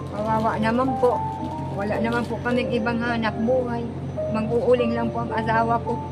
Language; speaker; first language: Filipino; non-native, local second language; Bikol